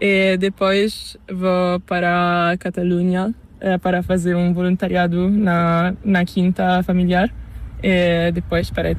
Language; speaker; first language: Spanish; non-native, learner; Italian